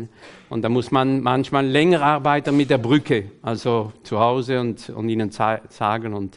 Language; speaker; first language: German; non-native, fluent; French